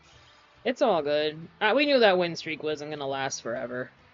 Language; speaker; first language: English; native; English